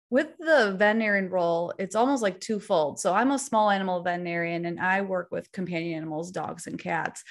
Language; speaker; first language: English; native; English